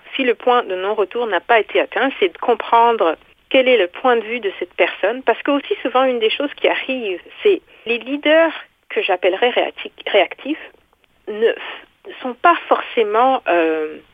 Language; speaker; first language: French; non-native, local second language; Kinyarwanda